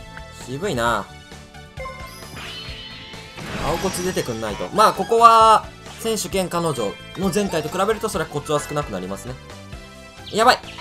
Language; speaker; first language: Japanese; native; Japanese